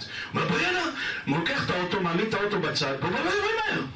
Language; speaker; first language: Hebrew; native; Hebrew